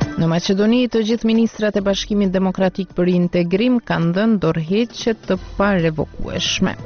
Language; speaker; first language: Albanian; native; Albanian